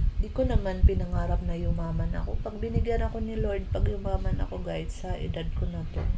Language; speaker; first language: Filipino; non-native, local second language; Cebuano